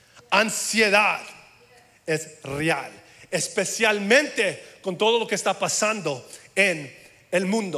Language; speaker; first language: Spanish; early bilingual, heritage; English